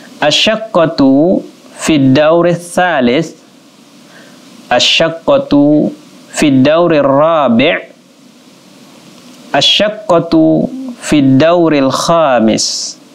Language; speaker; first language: Arabic; non-native, fluent; Indonesian